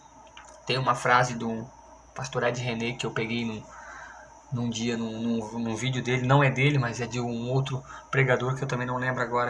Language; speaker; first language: Portuguese; native; Portuguese